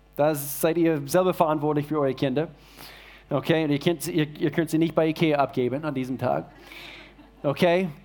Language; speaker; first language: German; non-native, fluent; English